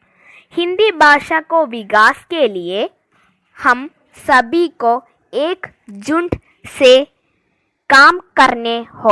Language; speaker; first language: Hindi; non-native, local second language; Malayalam